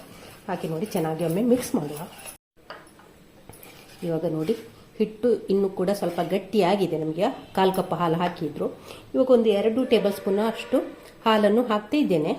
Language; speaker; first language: Kannada; native; Kannada